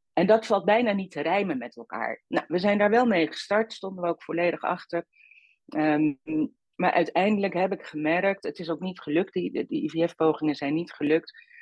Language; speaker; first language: Dutch; native; Dutch